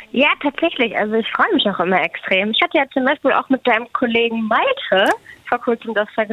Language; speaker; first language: German; native; German